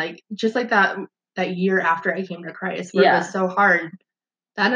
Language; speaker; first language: English; native; English